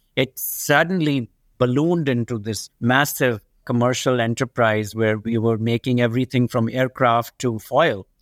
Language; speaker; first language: English; non-native, local second language; Urdu